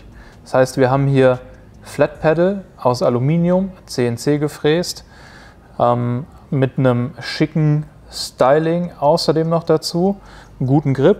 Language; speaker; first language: German; native; German